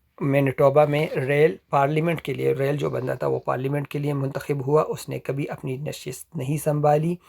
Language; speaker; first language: Urdu; native; Urdu